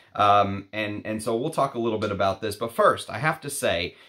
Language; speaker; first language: English; non-native, fluent; Arabic